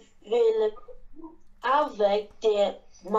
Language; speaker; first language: French; non-native, learner; Chinese